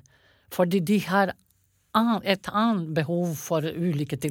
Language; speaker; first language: Norwegian; non-native, fluent; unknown